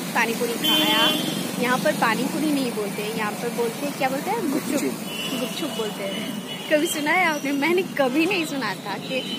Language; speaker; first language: Hindi; non-native, local second language; Bangla